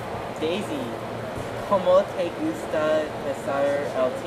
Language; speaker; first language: Spanish; non-native, learner; English